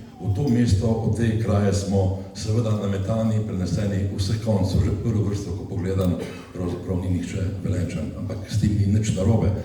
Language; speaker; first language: Slovenian; native; Slovenian